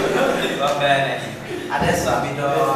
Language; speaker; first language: Italian; non-native, fluent; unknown